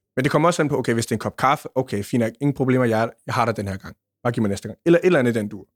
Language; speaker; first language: Danish; early bilingual, other home language; Punjabi